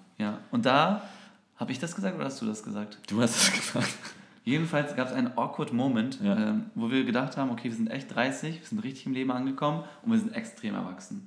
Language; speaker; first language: German; early bilingual, other home language; Turkish